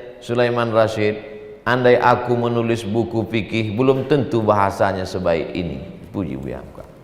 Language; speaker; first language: Indonesian; native; Indonesian